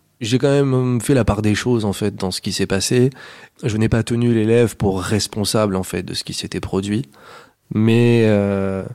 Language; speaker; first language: French; native; French